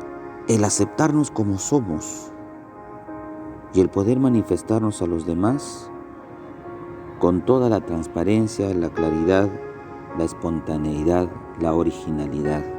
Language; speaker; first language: Spanish; native; Spanish